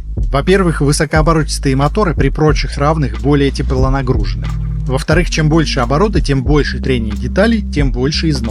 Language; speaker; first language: Russian; native; Russian